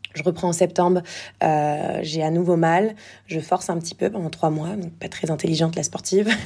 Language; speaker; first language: French; native; French